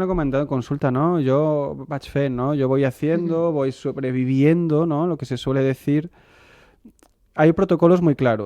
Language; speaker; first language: Spanish; non-native, local second language; Catalan